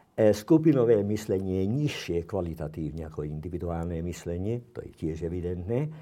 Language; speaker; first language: Slovak; non-native, local second language; Hungarian